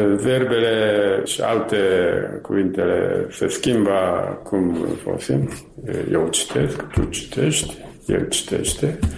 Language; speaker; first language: Romanian; non-native, fluent; Japanese